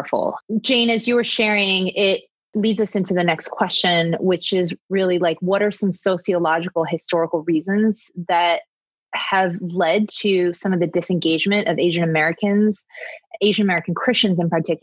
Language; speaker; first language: English; native; English